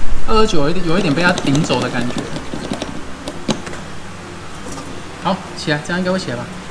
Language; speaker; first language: Chinese; native; Chinese